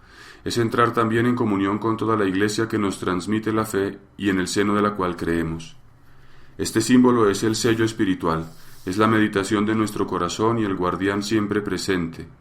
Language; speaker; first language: Spanish; native; Spanish